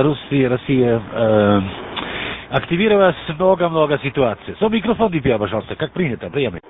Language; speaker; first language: Russian; non-native, learner; German